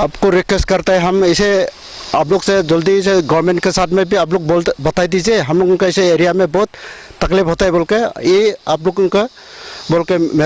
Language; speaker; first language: Hindi; non-native, local second language; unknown